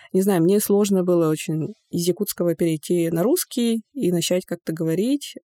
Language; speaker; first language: Russian; non-native, local second language; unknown